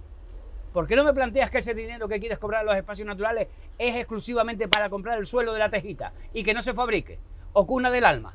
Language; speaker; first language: Spanish; native; Spanish